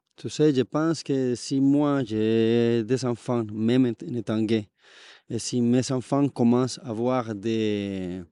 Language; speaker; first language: French; non-native, fluent; Spanish